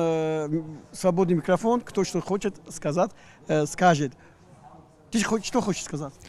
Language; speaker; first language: Russian; non-native, local second language; Tajik